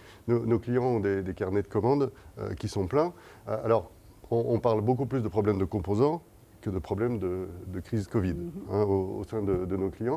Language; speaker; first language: French; native; French